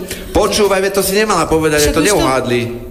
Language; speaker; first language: Slovak; native; Slovak